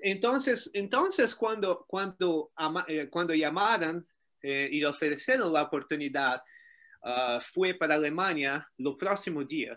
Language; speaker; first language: Spanish; non-native, learner; Portuguese